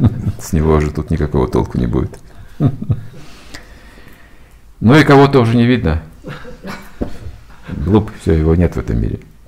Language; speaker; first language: Russian; native; Russian